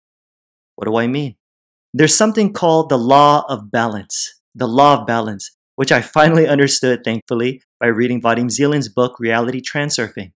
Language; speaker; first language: English; native; English